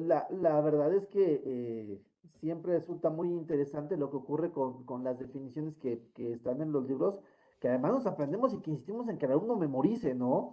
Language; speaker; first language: Spanish; native; Spanish